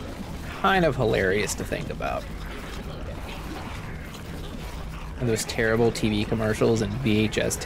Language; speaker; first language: English; native; English